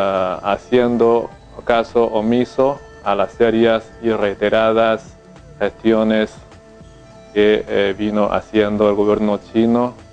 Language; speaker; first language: Spanish; non-native, fluent; Chinese